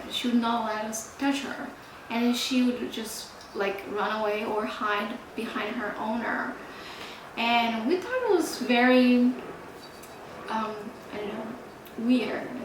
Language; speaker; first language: English; non-native, fluent; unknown